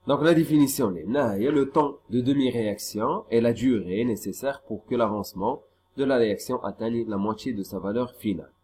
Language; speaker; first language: French; non-native, local second language; Arabic